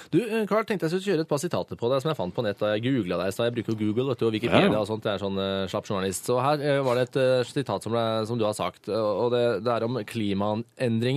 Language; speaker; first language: Norwegian; native; Norwegian